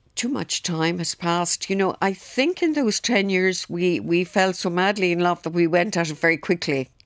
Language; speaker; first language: English; native; English